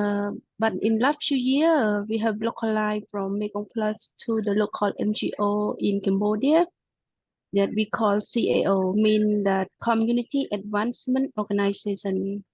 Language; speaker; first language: English; non-native, local second language; Khmer